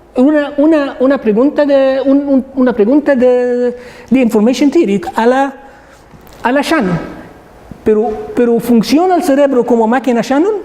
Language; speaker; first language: Spanish; non-native, learner; Arabic